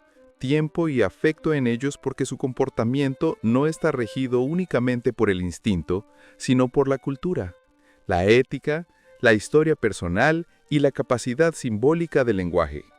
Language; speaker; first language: Spanish; native; Spanish